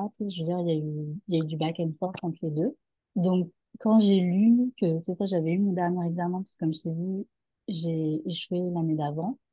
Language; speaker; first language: French; native; French